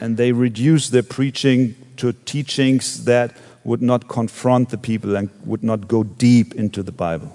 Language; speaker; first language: English; non-native, fluent; German